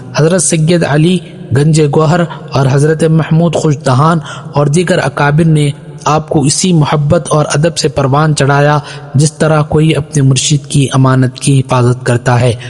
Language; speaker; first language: Urdu; native; Urdu